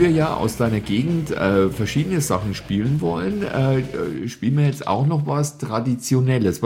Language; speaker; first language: German; native; German